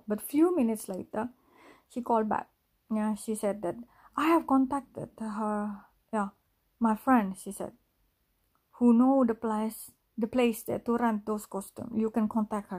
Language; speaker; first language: English; non-native, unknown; Indonesian